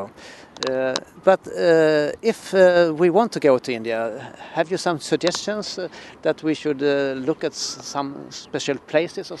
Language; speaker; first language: English; non-native, fluent; Swedish